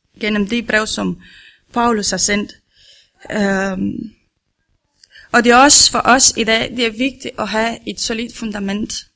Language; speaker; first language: Danish; non-native, learner; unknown